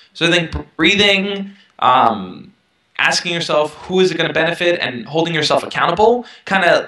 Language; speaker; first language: English; native; English